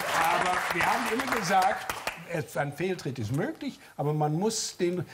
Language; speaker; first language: German; non-native, fluent; English